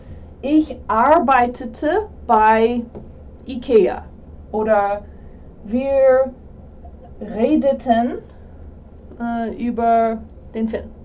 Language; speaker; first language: German; non-native, fluent; English